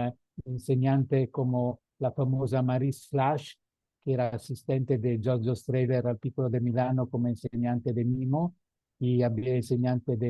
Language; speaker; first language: Spanish; non-native, fluent; Italian